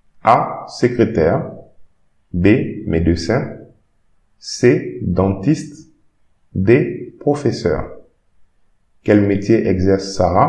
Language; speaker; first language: French; non-native, fluent; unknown